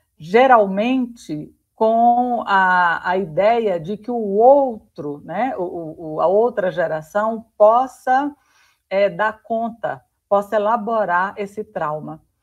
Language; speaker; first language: Portuguese; native; Portuguese